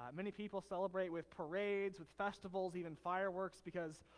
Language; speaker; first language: English; native; English